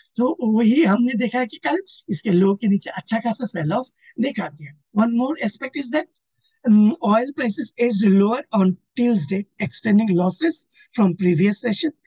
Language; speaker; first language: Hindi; non-native, local second language; Assamese